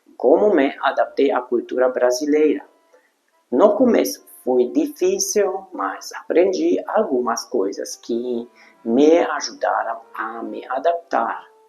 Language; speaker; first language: Portuguese; non-native, fluent; Hungarian